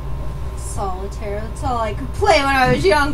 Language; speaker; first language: English; native; English